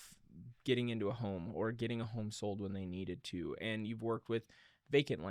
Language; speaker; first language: English; native; English